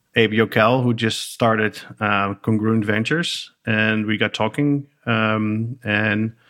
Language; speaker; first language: English; non-native, fluent; Dutch